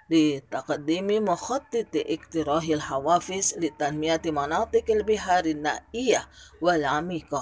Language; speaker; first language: Arabic; non-native, fluent; Indonesian